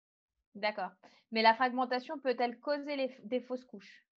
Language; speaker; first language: French; native; French